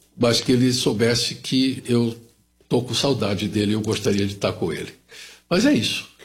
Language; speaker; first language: Portuguese; early bilingual, other home language; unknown